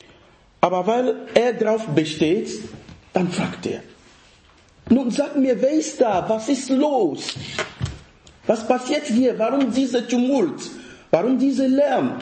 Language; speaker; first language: German; non-native, fluent; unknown